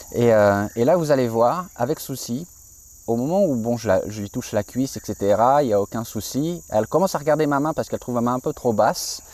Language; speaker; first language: French; native; French